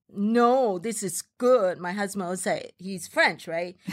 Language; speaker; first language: English; non-native, local second language; Hakka Chinese